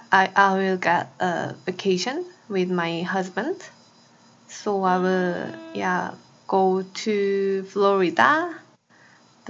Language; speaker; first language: English; non-native, fluent; Korean